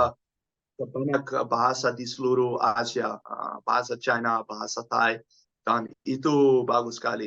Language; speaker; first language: Indonesian; non-native, learner; Dutch